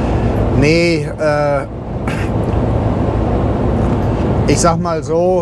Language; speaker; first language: German; native; German